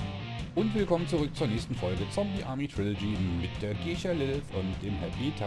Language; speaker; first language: German; native; German